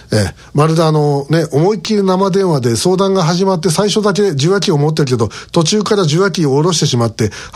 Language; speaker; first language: Japanese; native; Japanese